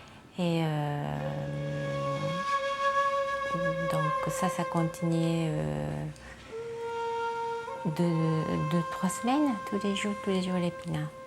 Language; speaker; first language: French; non-native, fluent; Japanese